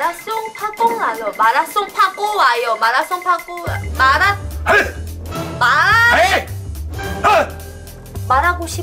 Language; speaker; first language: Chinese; non-native, learner; Korean